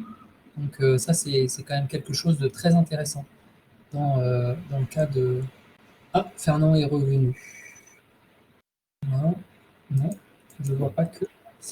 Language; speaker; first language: French; native; French